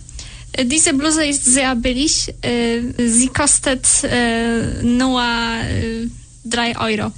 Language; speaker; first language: German; non-native, learner; Polish